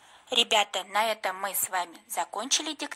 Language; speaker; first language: Russian; non-native, local second language; Kyrgyz